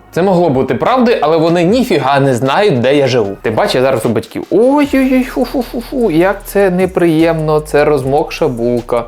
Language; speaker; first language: Ukrainian; non-native, local second language; Russian